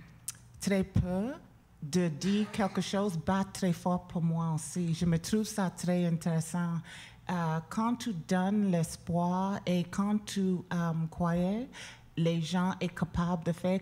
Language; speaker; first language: French; non-native, learner; English